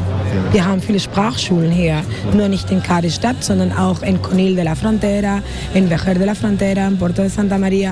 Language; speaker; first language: German; non-native, fluent; Spanish